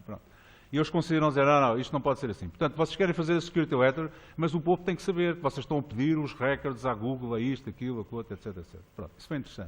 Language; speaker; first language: Portuguese; native; Portuguese